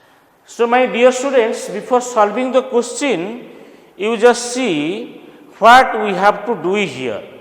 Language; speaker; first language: English; non-native, local second language; Odia